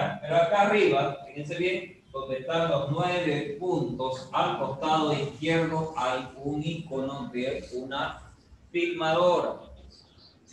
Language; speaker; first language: Spanish; native; Spanish